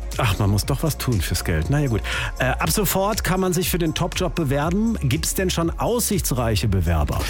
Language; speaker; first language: German; native; German